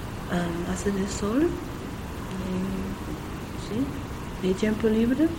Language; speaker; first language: Spanish; non-native, learner; German